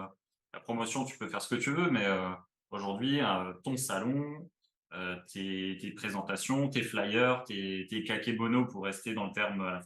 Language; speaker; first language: French; native; French